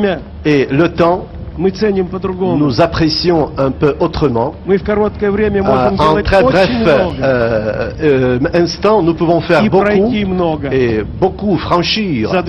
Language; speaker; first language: French; non-native, fluent; Russian